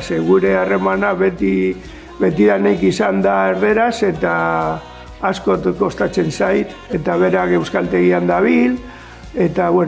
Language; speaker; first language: Basque; non-native, local second language; Spanish